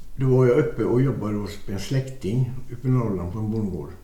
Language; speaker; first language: Swedish; native; Swedish